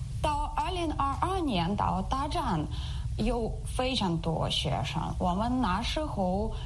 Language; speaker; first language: Chinese; non-native, learner; Ukrainian